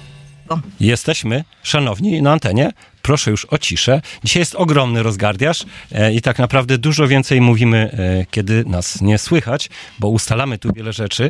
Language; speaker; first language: Polish; native; Polish